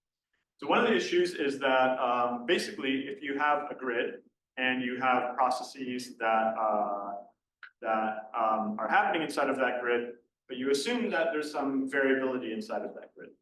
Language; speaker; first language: English; native; English